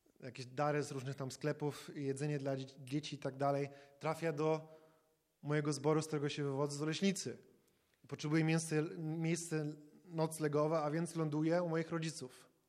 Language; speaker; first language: Polish; native; Polish